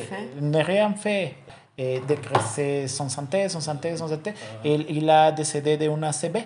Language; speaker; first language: French; non-native, learner; Spanish